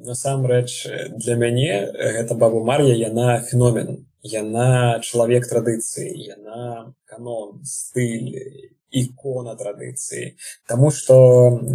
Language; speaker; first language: Belarusian; non-native, local second language; Russian